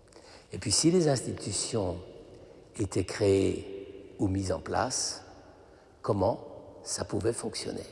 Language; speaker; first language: French; native; French